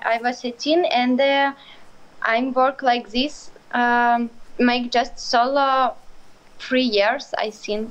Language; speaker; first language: English; non-native, learner; Ukrainian